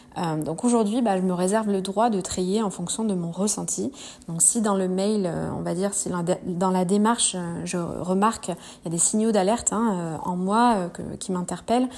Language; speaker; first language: French; native; French